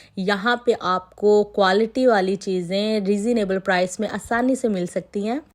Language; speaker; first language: Urdu; non-native, local second language; Punjabi